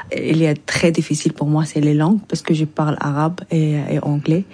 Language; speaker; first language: French; non-native, learner; Arabic